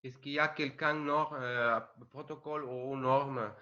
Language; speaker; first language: French; non-native, learner; Spanish